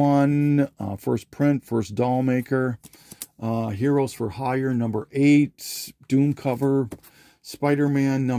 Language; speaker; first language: English; native; English